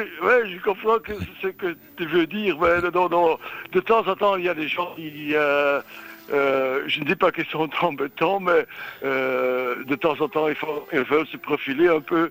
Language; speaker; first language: French; non-native, local second language; Dutch